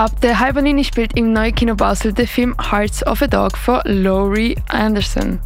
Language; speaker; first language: German; native; German